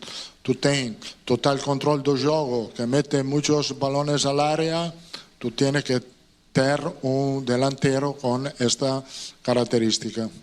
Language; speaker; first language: Spanish; non-native, fluent; Italian